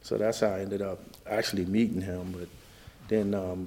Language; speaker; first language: English; native; English